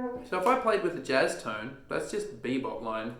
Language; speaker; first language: English; native; English